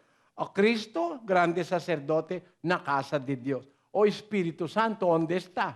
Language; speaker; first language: Portuguese; non-native, learner; Filipino